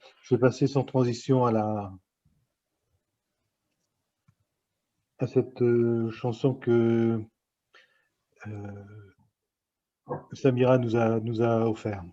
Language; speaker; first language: French; native; French